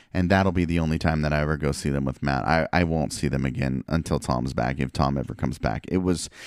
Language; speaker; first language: English; early bilingual, other home language; Spanish